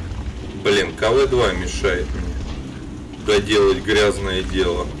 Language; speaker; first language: Russian; native; Russian